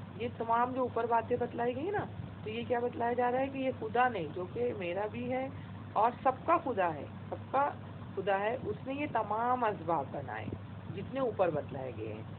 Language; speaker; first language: Urdu; native; Urdu